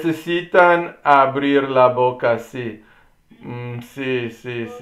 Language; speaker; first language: Spanish; non-native, learner; English